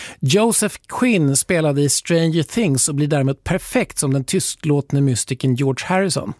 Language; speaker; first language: Swedish; native; Swedish